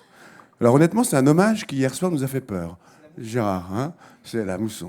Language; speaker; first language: French; native; French